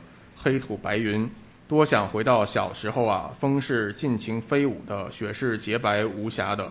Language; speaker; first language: Chinese; non-native, local second language; Cantonese